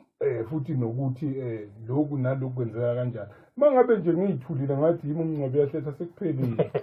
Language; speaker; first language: Zulu; native; Zulu